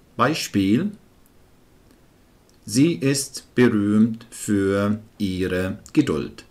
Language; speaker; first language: German; non-native, fluent; Arabic